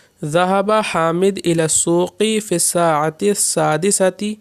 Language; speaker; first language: Arabic; non-native, fluent; Urdu